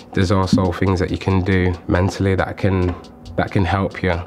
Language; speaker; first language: English; native; English